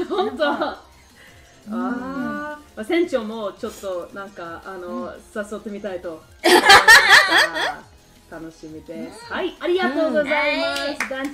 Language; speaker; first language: Japanese; non-native, learner; English